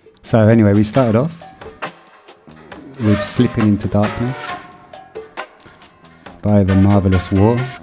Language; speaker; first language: English; native; English